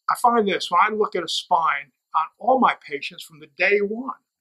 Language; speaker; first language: English; native; English